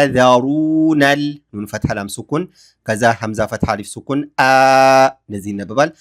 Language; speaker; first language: Amharic; native; Amharic